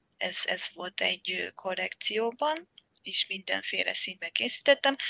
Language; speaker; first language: Hungarian; non-native, fluent; Japanese